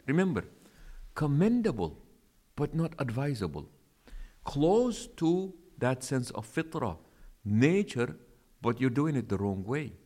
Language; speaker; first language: English; non-native, local second language; Arabic